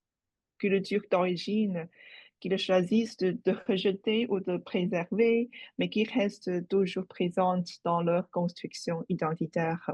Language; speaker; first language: French; non-native, fluent; Chinese